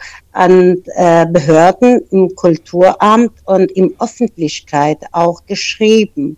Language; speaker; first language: German; non-native, fluent; Persian